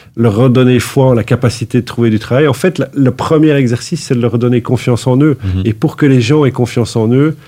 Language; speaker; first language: French; native; French